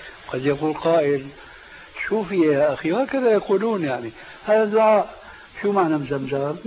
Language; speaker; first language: Arabic; early bilingual, other home language; Albanian